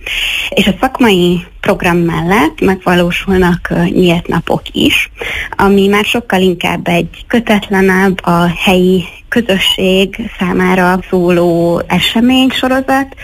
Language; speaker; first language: Hungarian; native; Hungarian